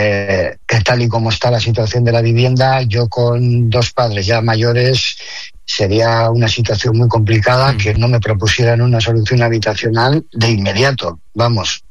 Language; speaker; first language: Spanish; native; Spanish